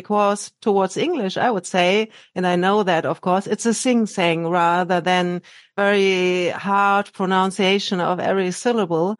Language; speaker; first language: English; non-native, fluent; German